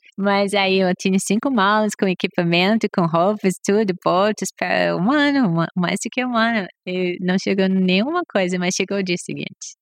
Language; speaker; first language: Portuguese; non-native, fluent; English